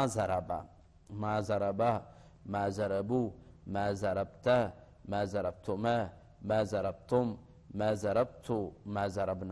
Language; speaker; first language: Arabic; non-native, fluent; Urdu